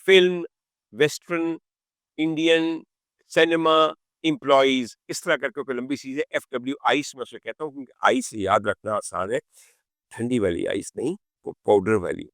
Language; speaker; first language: Urdu; native; Urdu